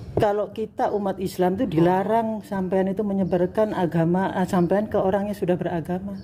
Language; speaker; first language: Malay; non-native, local second language; Javanese